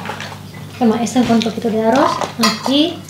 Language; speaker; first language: Spanish; non-native, learner; Indonesian